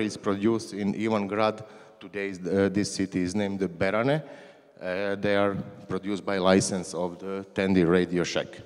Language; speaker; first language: English; non-native, learner; Croatian